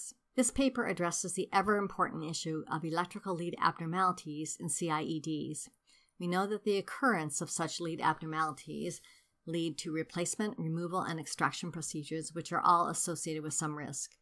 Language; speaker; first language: English; native; English